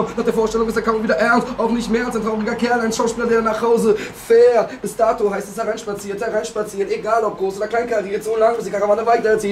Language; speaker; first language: German; native; German